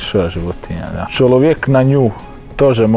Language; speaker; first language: Russian; non-native, learner; Croatian